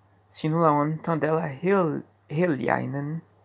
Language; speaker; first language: Finnish; non-native, learner; Portuguese